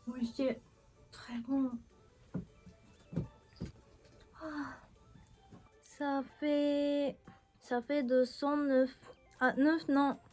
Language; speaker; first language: French; non-native, learner; Japanese